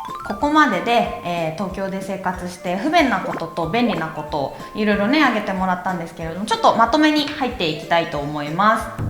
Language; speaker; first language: Japanese; native; Japanese